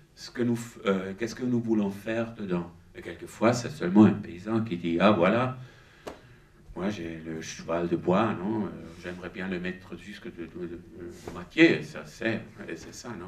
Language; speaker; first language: French; non-native, learner; German